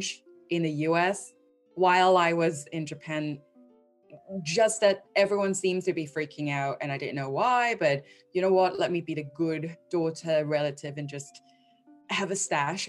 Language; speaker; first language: English; non-native, local second language; Cantonese